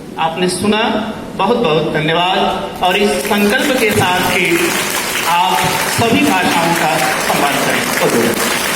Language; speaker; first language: Hindi; native; Hindi